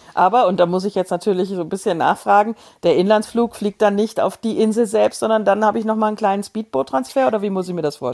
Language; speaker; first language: German; native; German